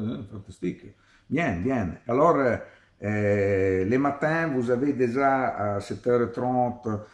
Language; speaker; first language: French; non-native, learner; Italian